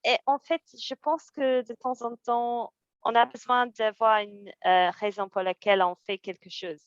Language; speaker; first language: French; non-native, fluent; English